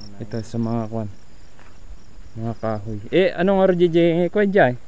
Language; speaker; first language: Filipino; non-native, local second language; Iloko